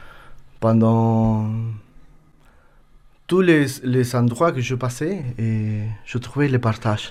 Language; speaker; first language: French; non-native, learner; Spanish